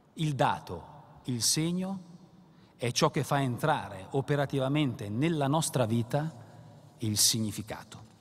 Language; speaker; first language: Italian; native; Italian